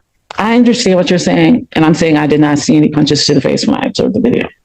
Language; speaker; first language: English; native; English